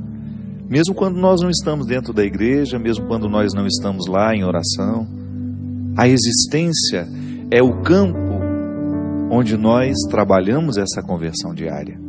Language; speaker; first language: Portuguese; native; Portuguese